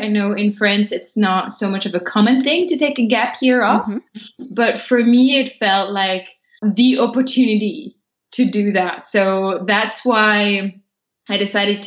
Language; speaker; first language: English; non-native, fluent; French